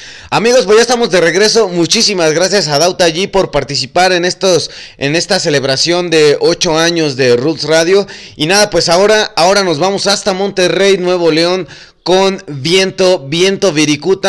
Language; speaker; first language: Spanish; native; Spanish